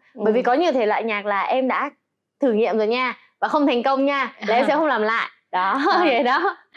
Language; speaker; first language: Vietnamese; native; Vietnamese